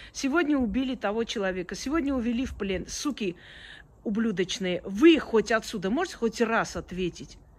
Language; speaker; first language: Russian; early bilingual, other home language; Armenian